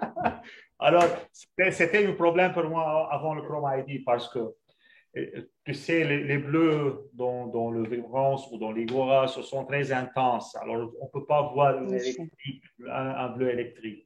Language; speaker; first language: French; non-native, local second language; Arabic